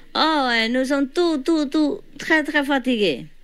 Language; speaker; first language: French; non-native, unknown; Vietnamese